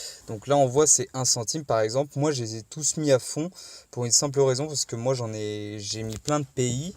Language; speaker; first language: French; native; French